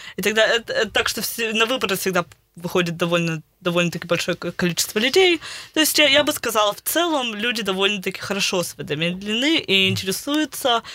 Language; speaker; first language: Russian; early bilingual, heritage; Russian